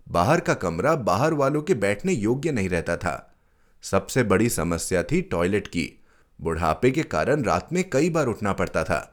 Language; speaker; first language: Hindi; native; Hindi